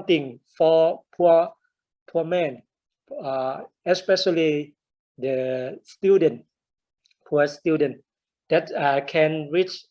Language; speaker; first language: English; non-native, learner; Thai